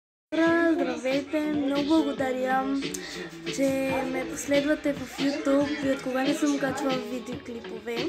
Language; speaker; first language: Bulgarian; early bilingual, heritage; Bulgarian